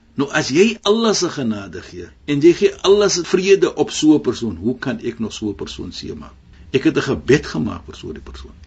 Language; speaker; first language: Afrikaans; non-native, fluent; Arabic